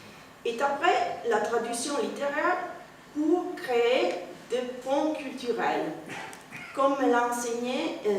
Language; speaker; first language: French; non-native, fluent; Italian